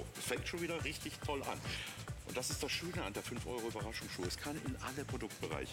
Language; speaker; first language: German; native; German